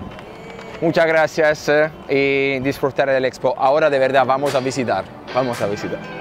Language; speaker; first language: Spanish; non-native, fluent; Italian